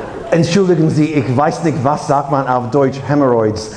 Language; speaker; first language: German; non-native, learner; English